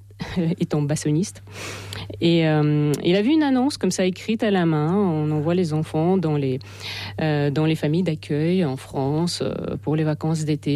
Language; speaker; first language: French; non-native, fluent; Russian